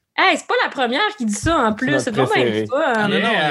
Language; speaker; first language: French; native; French